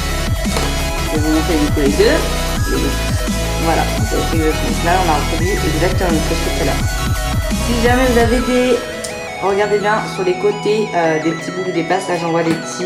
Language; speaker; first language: French; native; French